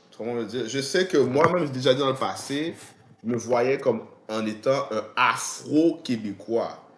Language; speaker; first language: French; native; French